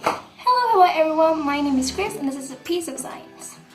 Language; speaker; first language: English; non-native, fluent; Spanish